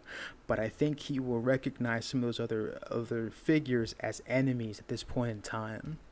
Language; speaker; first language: English; native; English